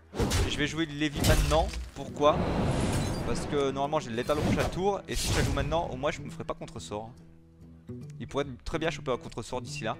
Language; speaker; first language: French; native; French